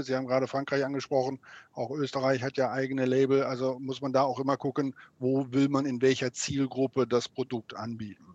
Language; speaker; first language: German; native; German